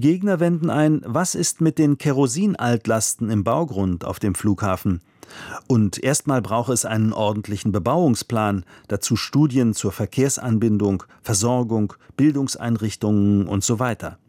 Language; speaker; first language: German; native; German